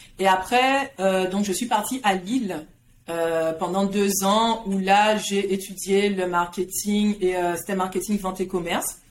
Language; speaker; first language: French; native; French